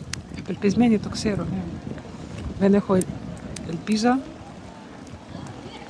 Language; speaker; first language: Greek; non-native, learner; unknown